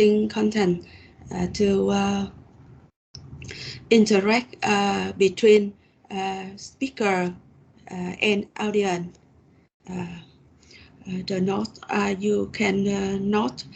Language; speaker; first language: English; non-native, learner; Vietnamese